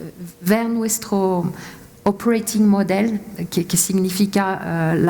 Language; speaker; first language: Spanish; non-native, fluent; French